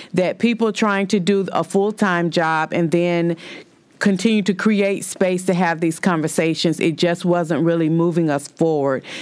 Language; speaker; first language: English; native; English